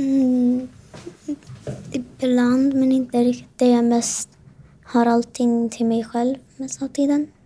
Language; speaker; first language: Swedish; non-native, local second language; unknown